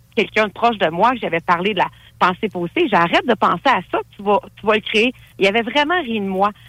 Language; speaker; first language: French; native; French